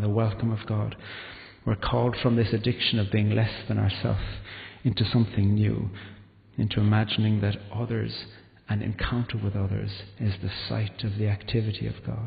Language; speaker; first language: English; native; English